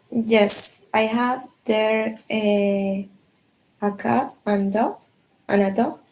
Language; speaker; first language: English; non-native, learner; Spanish